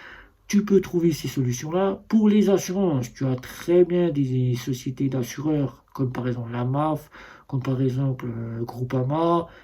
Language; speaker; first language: French; native; French